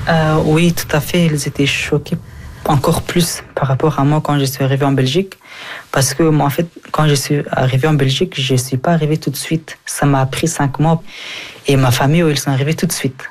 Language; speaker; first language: French; early bilingual, other home language; Persian